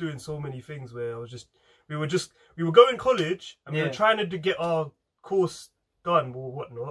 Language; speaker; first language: English; native; English